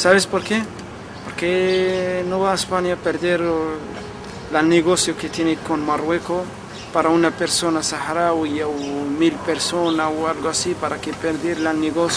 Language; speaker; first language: Spanish; non-native, fluent; Arabic